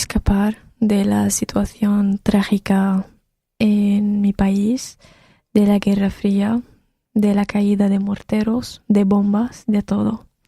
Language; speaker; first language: Spanish; non-native, fluent; Arabic